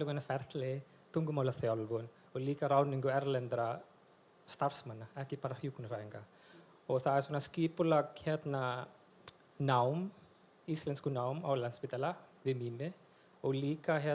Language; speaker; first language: Icelandic; non-native, fluent; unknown